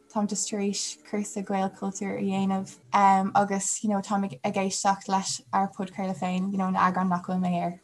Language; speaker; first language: Irish; non-native, local second language; English